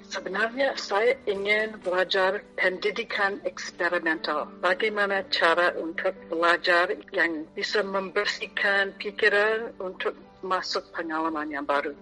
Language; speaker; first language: Indonesian; non-native, fluent; English